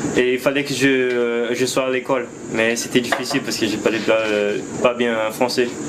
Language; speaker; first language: French; non-native, fluent; Portuguese